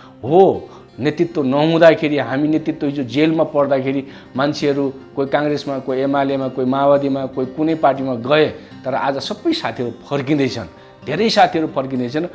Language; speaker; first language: Nepali; non-native, local second language; Dangaura Tharu